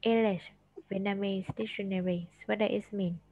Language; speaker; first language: English; non-native, fluent; Vietnamese